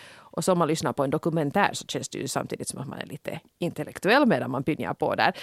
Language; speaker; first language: Swedish; native; Swedish